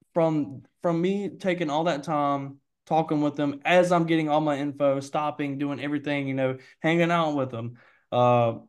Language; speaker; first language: English; native; English